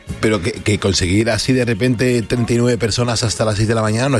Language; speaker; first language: Spanish; native; Spanish